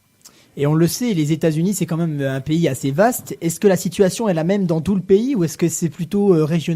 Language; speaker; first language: French; native; French